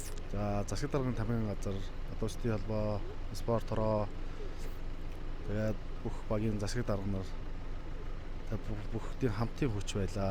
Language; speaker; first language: Mongolian; native; Mongolian